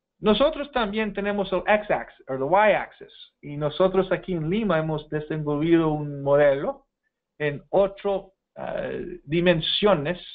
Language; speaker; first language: Spanish; non-native, fluent; English